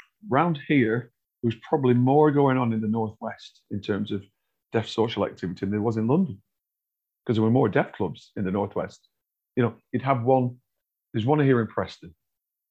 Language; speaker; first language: English; native; English